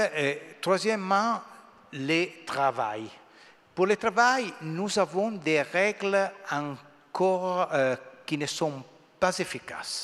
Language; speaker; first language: French; non-native, fluent; Italian